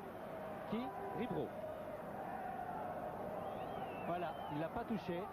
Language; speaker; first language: French; native; French